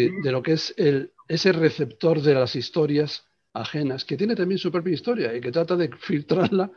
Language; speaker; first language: Spanish; native; Spanish